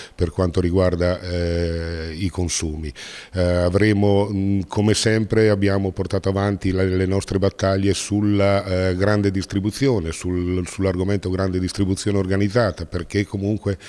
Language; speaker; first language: Italian; native; Italian